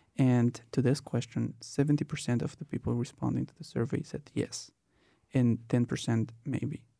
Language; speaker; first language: English; non-native, fluent; Spanish